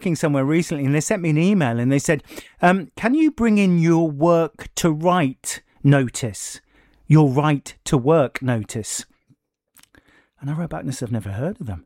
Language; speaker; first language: English; native; English